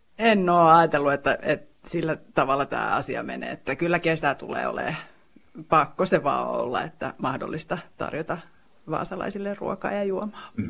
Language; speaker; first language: Finnish; non-native, local second language; Swedish